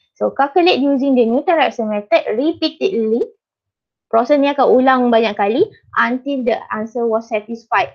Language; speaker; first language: English; non-native, local second language; Malay